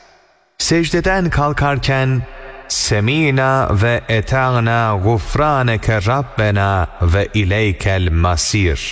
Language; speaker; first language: Turkish; native; Turkish